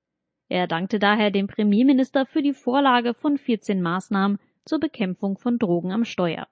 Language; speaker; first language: German; native; German